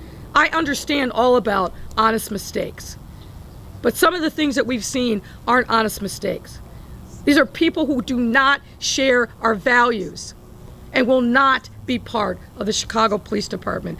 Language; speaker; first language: English; native; English